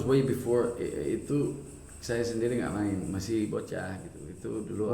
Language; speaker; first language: Indonesian; non-native, fluent; English